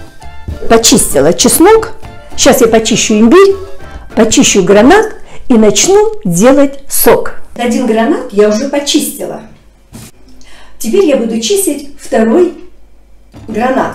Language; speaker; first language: Russian; native; Russian